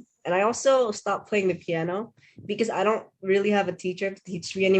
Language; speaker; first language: English; non-native, fluent; Indonesian